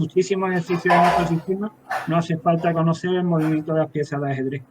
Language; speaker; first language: Spanish; native; Spanish